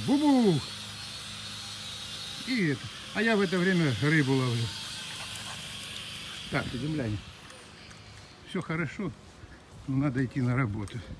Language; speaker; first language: Russian; native; Russian